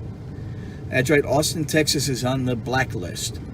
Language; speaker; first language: English; native; English